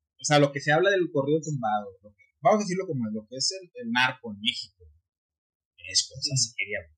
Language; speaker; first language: Spanish; early bilingual, heritage; Spanish